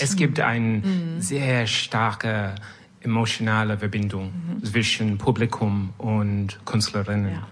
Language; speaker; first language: German; non-native, learner; French